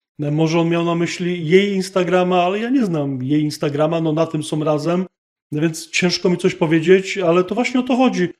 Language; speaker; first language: Polish; native; Polish